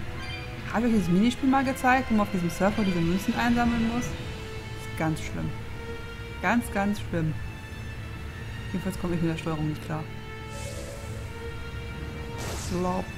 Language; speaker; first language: German; native; German